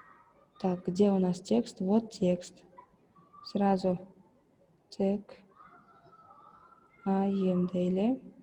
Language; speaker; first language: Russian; non-native, local second language; Kyrgyz